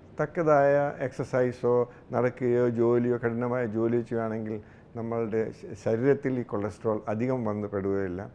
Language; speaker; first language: Malayalam; native; Malayalam